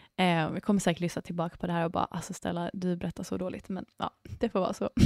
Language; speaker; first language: Swedish; early bilingual, other home language; English